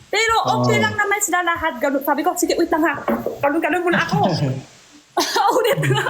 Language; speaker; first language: Filipino; non-native, learner; Chinese